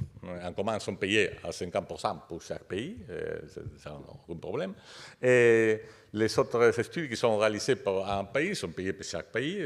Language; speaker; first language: French; non-native, fluent; Spanish